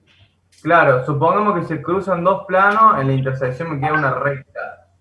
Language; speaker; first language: Spanish; native; Spanish